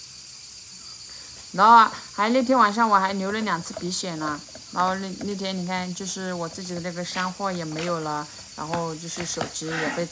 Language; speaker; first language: Chinese; native; Chinese